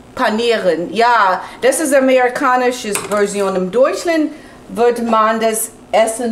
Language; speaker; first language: German; non-native, learner; English